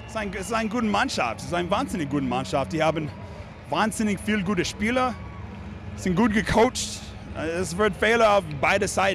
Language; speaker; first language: German; non-native, fluent; English